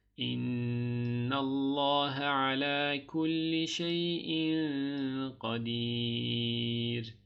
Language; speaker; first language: Arabic; non-native, fluent; Turkish